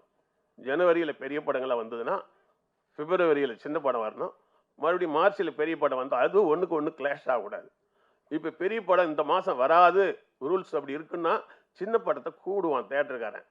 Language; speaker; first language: Tamil; native; Tamil